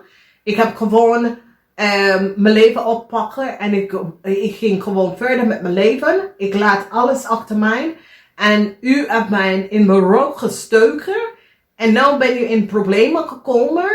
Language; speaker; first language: Dutch; non-native, learner; English